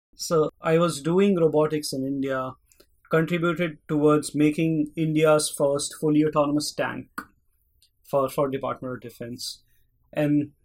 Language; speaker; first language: English; non-native, local second language; Hindi